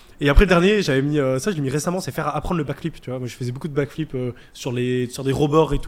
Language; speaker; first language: French; native; French